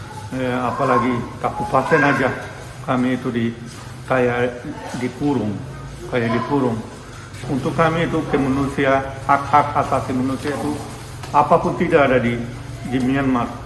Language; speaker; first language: Indonesian; non-native, learner; Rohingya